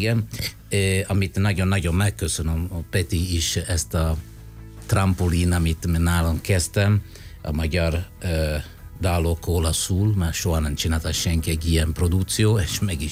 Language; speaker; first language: Hungarian; non-native, fluent; Italian